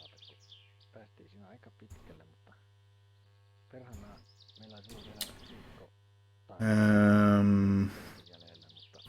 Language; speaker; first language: Finnish; native; Finnish